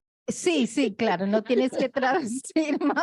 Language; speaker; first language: Spanish; early bilingual, heritage; Spanish